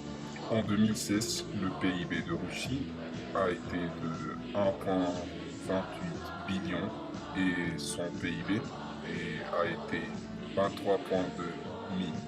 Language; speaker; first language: French; non-native, learner; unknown